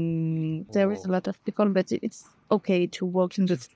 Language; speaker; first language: English; non-native, fluent; French